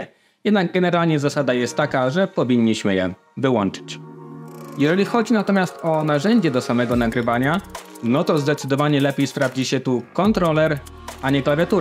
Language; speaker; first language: Polish; native; Polish